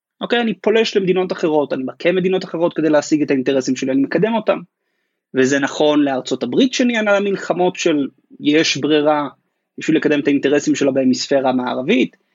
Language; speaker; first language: Hebrew; native; Hebrew